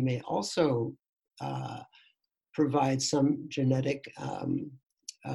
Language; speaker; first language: English; native; English